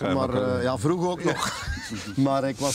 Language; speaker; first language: Dutch; native; Dutch